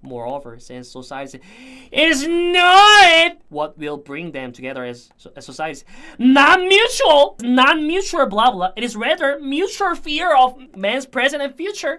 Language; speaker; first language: English; non-native, fluent; Korean